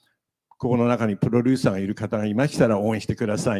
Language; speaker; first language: Japanese; native; Japanese